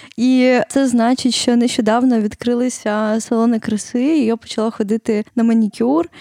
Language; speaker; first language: Ukrainian; native; Ukrainian